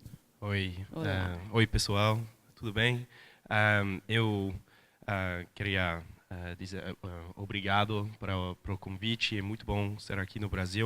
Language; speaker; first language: Portuguese; non-native, fluent; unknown